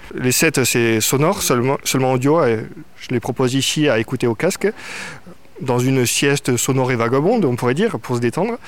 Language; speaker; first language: French; native; French